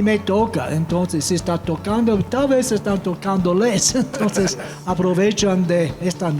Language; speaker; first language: Spanish; non-native, fluent; English